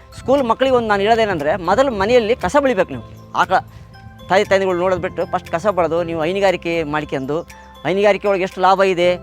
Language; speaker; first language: Kannada; native; Kannada